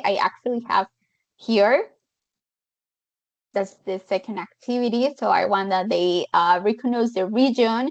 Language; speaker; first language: English; non-native, fluent; Spanish